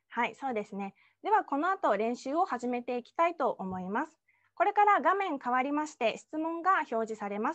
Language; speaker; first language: Japanese; native; Japanese